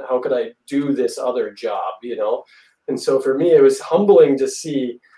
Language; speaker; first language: English; native; English